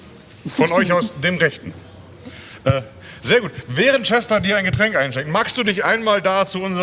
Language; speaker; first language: German; native; German